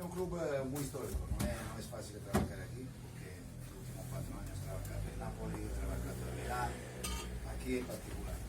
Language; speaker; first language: Spanish; non-native, fluent; Italian